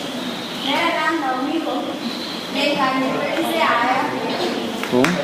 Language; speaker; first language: Hindi; non-native, learner; Malayalam